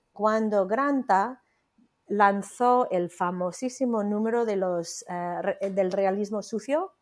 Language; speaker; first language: Spanish; non-native, fluent; English